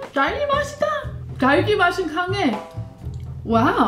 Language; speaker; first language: Korean; non-native, learner; English